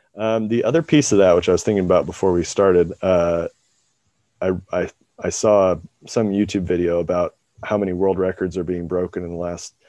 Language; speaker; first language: English; native; English